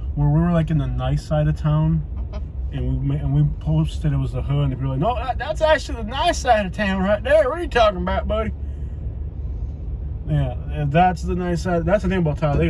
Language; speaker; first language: English; early bilingual, other home language; Spanish